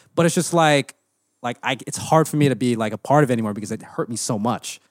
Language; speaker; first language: English; early bilingual, other home language; Filipino